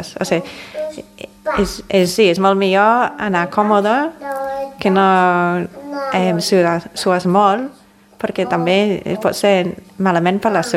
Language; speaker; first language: Catalan; non-native, fluent; English